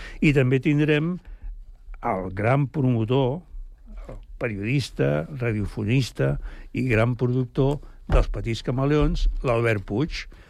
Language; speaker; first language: Catalan; native; Catalan